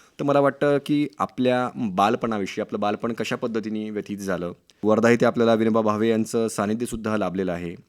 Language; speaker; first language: Marathi; native; Marathi